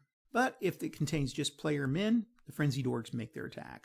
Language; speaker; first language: English; native; English